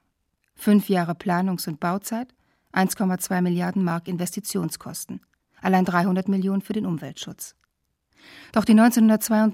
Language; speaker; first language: German; native; German